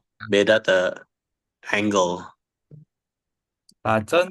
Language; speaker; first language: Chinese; non-native, learner; Indonesian